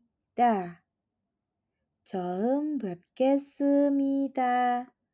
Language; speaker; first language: Korean; non-native, fluent; Indonesian